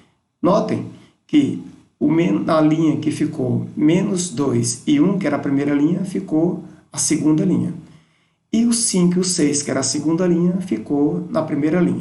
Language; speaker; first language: Portuguese; native; Portuguese